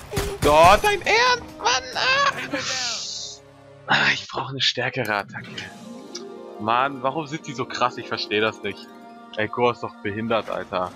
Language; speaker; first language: German; native; German